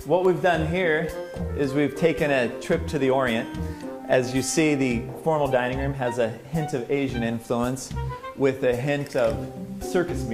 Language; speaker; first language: English; native; English